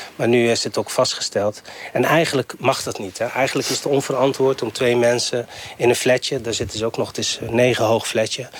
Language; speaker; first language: Dutch; early bilingual, other home language; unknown